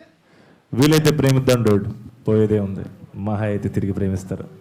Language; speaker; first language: Telugu; native; Telugu